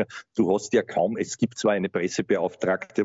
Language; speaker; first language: German; native; German